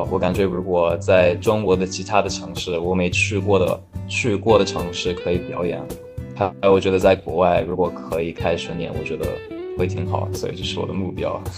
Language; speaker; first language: Chinese; non-native, fluent; English